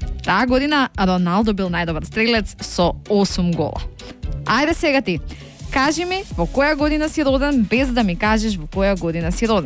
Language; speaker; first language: Macedonian; native; Macedonian